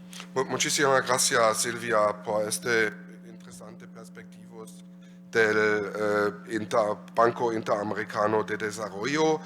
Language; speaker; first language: Spanish; non-native, learner; German